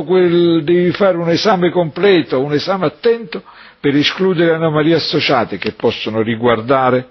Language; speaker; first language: Italian; native; Italian